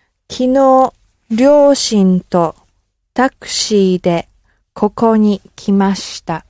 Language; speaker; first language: Japanese; non-native, learner; English